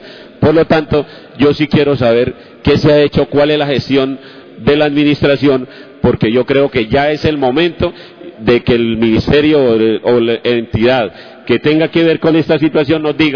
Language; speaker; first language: Spanish; native; Spanish